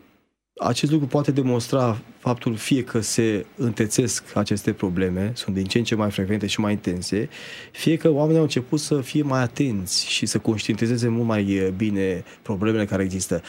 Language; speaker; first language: Romanian; native; Romanian